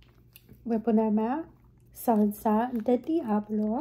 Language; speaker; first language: Spanish; early bilingual, heritage; Spanish